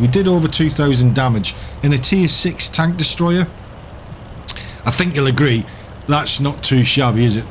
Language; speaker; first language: English; native; English